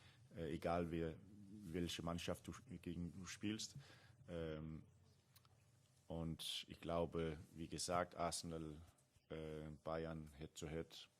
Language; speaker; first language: German; non-native, learner; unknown